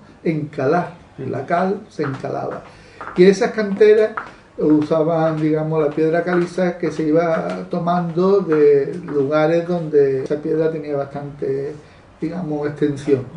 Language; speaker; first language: Spanish; native; Spanish